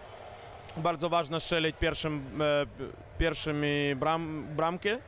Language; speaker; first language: Polish; non-native, fluent; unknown